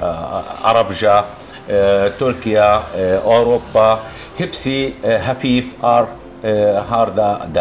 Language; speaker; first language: Turkish; non-native, learner; Arabic